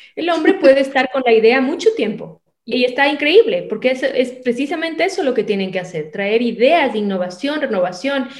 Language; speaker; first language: Spanish; native; Spanish